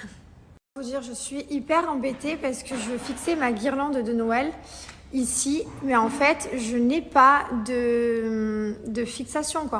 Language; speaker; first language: French; native; French